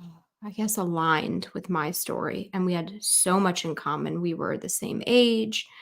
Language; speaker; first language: English; native; English